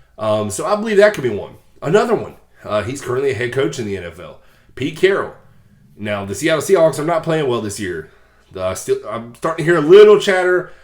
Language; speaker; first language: English; native; English